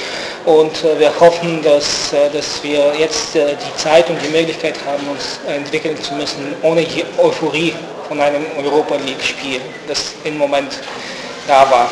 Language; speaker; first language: German; non-native, fluent; Bulgarian